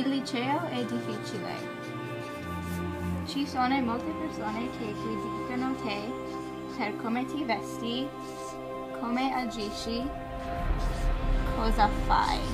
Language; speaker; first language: Italian; non-native, learner; English